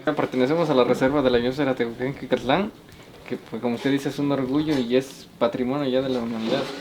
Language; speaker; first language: Spanish; native; Spanish